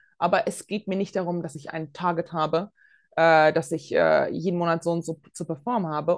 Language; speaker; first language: German; early bilingual, other home language; Latvian